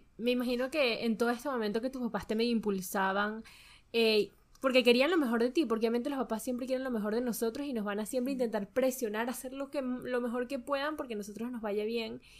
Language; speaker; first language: Spanish; native; Spanish